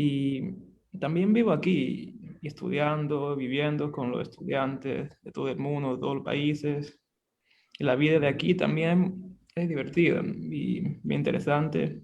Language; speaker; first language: Spanish; non-native, fluent; Chinese